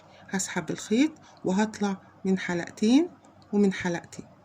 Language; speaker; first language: Arabic; native; Arabic